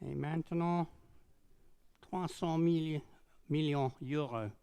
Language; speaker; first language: French; non-native, learner; English